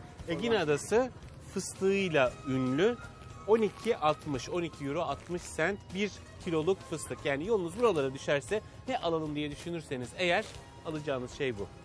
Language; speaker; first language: Turkish; native; Turkish